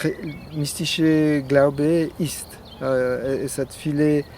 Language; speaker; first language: German; non-native, fluent; French